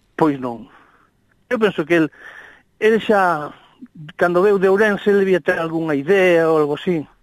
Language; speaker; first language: Galician; non-native, local second language; Spanish